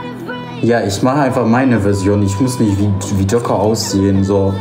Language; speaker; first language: German; non-native, fluent; Polish